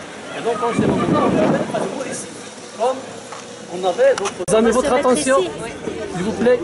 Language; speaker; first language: French; non-native, local second language; Arabic